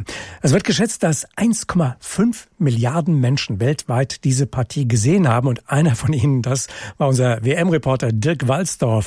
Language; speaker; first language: German; native; German